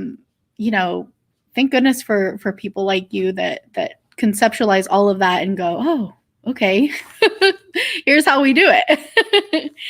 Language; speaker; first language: English; native; English